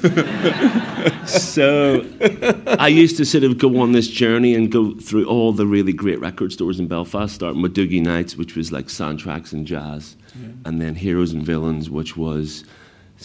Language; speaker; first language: English; native; English